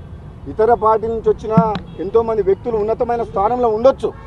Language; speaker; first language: Telugu; native; Telugu